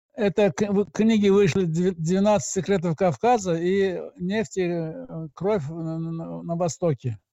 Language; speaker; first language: Russian; non-native, local second language; Azerbaijani